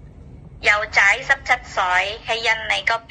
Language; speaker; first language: Cantonese; non-native, fluent; Indonesian